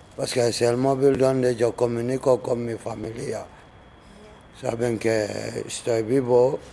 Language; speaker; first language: Spanish; non-native, learner; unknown